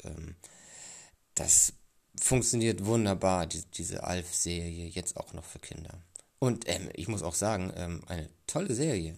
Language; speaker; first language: German; native; German